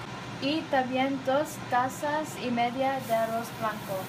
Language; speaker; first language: Spanish; non-native, learner; English